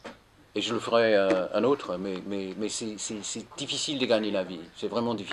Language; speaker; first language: French; non-native, fluent; English